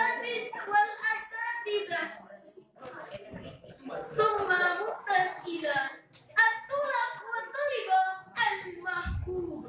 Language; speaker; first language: Arabic; non-native, learner; Indonesian